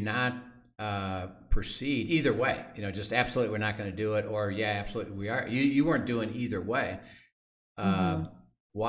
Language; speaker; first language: English; native; English